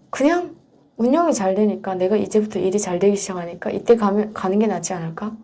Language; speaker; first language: Korean; native; Korean